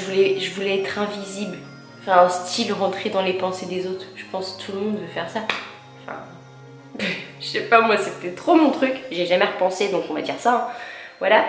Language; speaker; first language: French; native; French